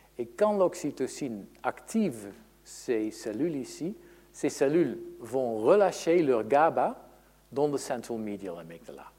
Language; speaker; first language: French; non-native, fluent; Dutch